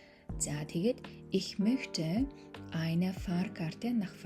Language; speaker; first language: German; non-native, fluent; Mongolian